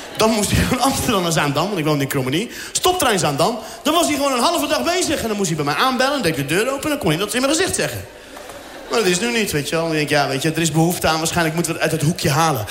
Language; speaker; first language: Dutch; early bilingual, other home language; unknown